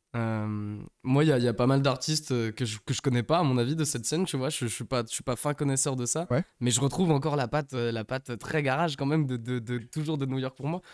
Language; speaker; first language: French; non-native, fluent; English